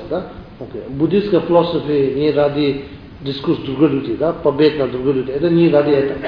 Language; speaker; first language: Russian; non-native, learner; Tibetan